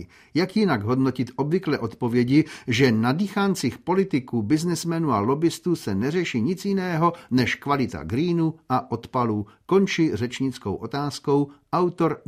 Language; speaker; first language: Czech; native; Czech